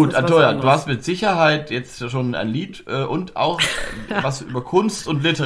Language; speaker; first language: German; native; German